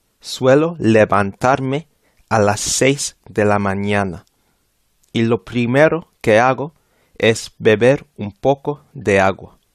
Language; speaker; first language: Spanish; non-native, fluent; English